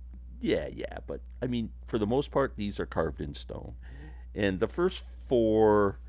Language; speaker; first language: English; native; English